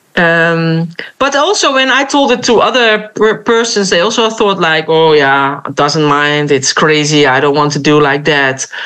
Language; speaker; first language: English; non-native, fluent; Dutch